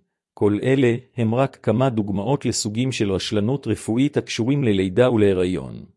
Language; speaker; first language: Hebrew; native; Hebrew